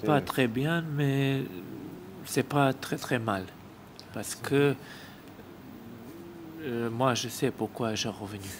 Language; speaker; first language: French; non-native, learner; Serbian